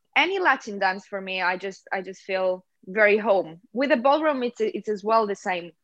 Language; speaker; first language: English; non-native, fluent; Russian